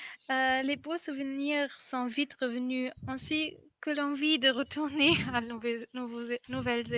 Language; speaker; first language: French; non-native, fluent; German